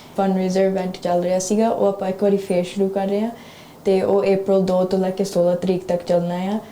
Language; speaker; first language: Punjabi; early bilingual, heritage; Punjabi